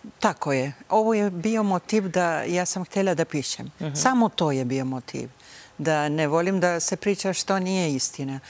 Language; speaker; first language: Bosnian; early bilingual, heritage; Bosnian